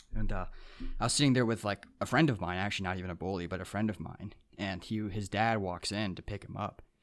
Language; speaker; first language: English; early bilingual, other home language; Japanese